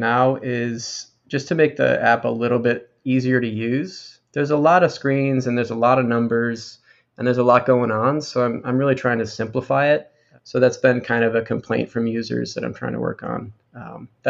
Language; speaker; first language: English; native; English